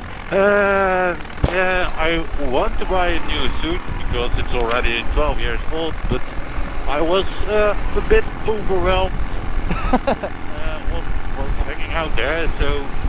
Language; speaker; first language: English; non-native, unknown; Dutch